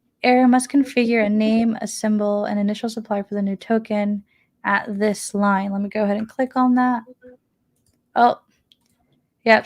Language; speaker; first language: English; native; English